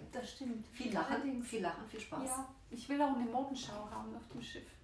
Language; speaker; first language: German; non-native, fluent; Bulgarian